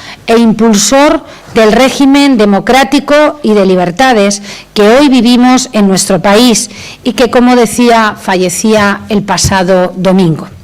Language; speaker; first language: Spanish; native; Spanish